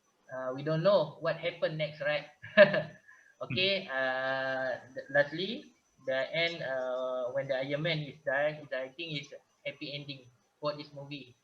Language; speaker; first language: English; non-native, learner; Malay